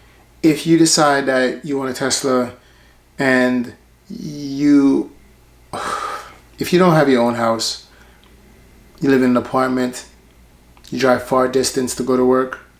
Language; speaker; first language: English; native; English